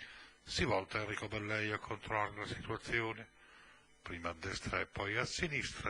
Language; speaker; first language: Italian; native; Italian